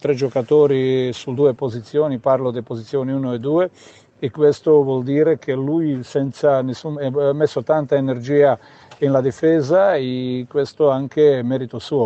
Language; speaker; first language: Italian; non-native, fluent; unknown